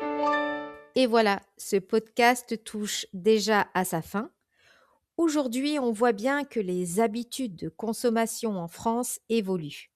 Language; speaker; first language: French; native; French